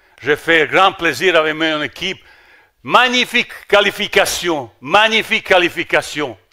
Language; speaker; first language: French; non-native, fluent; Bosnian